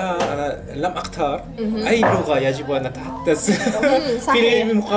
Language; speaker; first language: Arabic; non-native, learner; Korean